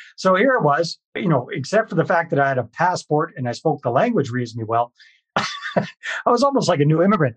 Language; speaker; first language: English; native; English